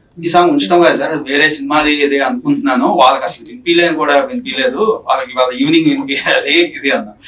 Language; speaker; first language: Telugu; native; Telugu